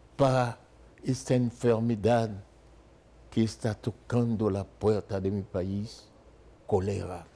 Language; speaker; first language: Spanish; non-native, fluent; Haitian Creole